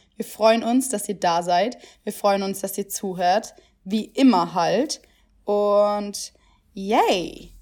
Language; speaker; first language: German; early bilingual, other home language; Italian